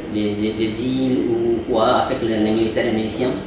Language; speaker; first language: French; non-native, learner; Indonesian